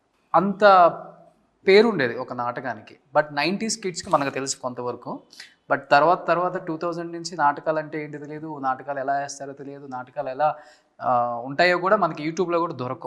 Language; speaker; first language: Telugu; native; Telugu